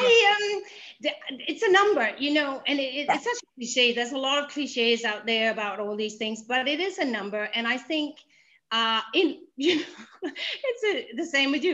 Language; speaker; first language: English; non-native, fluent; Danish